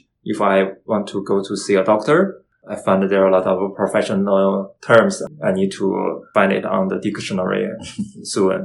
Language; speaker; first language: English; non-native, learner; Chinese